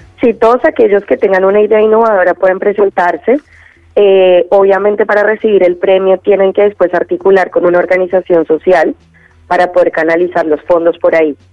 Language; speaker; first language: Spanish; native; Spanish